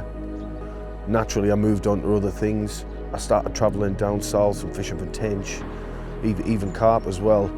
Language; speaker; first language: English; native; English